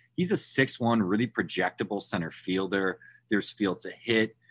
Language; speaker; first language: English; native; English